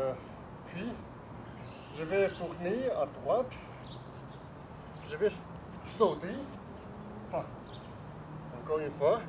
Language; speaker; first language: French; non-native, fluent; Chinese